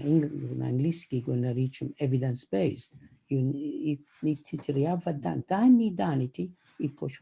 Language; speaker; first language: Bulgarian; non-native, fluent; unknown